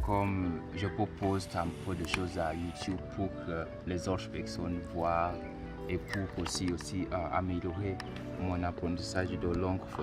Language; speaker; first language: French; non-native, learner; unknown